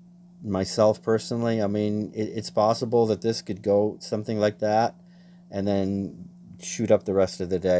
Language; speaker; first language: English; native; English